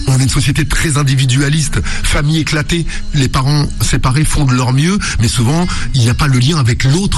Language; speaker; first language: French; native; French